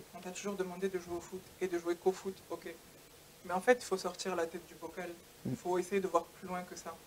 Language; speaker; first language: French; native; French